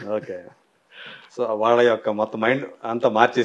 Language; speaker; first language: Telugu; native; Telugu